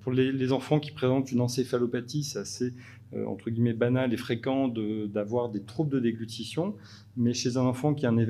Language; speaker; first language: French; native; French